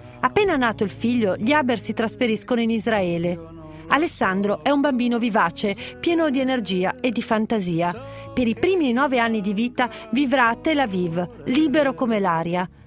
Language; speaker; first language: Italian; native; Italian